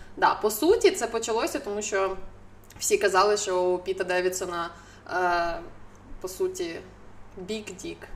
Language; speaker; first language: Ukrainian; non-native, local second language; Russian